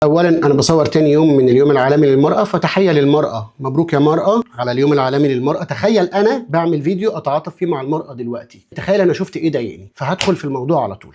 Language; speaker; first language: Arabic; native; Arabic